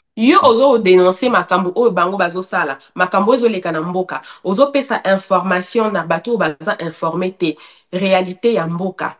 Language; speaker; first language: Lingala; native; Lingala